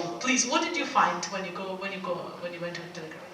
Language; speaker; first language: English; non-native, fluent; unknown